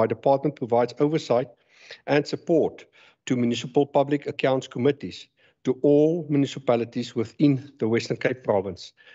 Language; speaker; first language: English; non-native, local second language; Afrikaans